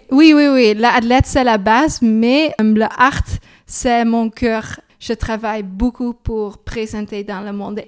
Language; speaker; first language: French; non-native, learner; Dutch